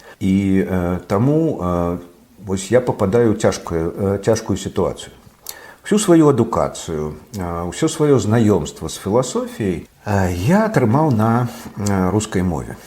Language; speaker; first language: Belarusian; non-native, local second language; Russian